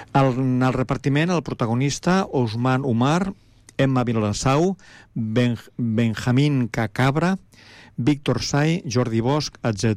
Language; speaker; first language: Catalan; native; Catalan